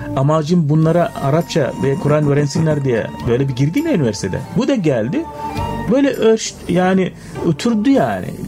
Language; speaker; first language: Turkish; non-native, fluent; Arabic